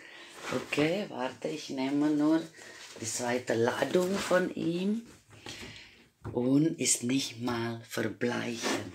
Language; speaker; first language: German; non-native, fluent; Croatian